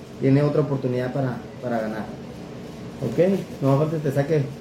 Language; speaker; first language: Spanish; native; Spanish